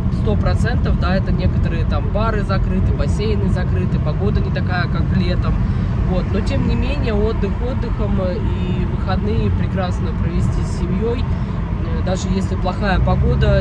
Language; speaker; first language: Russian; native; Russian